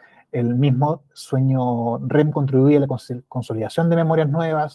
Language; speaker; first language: Spanish; native; Spanish